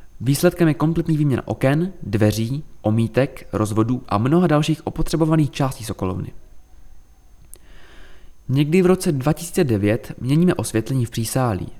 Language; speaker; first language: Czech; native; Czech